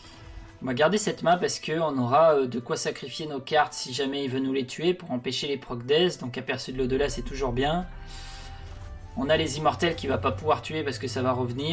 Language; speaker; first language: French; native; French